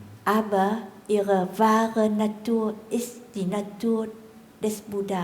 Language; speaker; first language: German; non-native, fluent; Vietnamese